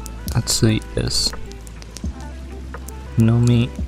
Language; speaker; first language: Japanese; non-native, learner; English